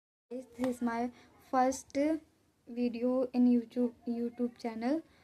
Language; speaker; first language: English; non-native, learner; Hindi